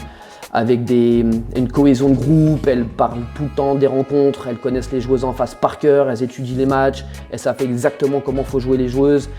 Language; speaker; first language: French; native; French